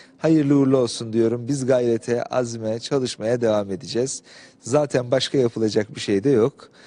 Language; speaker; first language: Turkish; native; Turkish